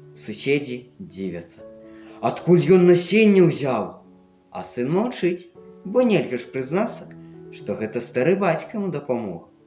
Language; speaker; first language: Belarusian; native; Belarusian